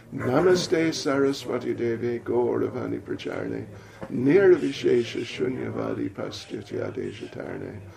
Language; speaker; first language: Russian; non-native, learner; English